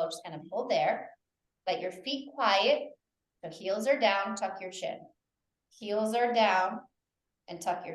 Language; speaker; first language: English; native; English